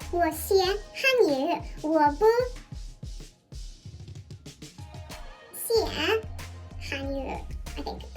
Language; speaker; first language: Chinese; non-native, learner; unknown